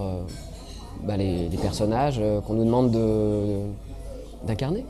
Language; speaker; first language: French; native; French